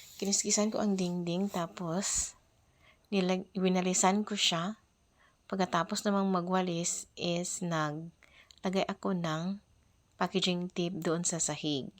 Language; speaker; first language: Filipino; non-native, local second language; Cebuano